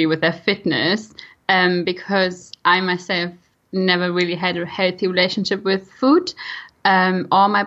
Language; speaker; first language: English; non-native, fluent; German